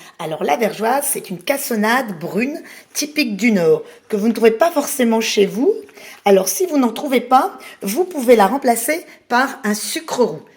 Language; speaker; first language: French; native; French